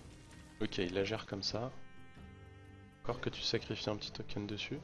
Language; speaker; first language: French; native; French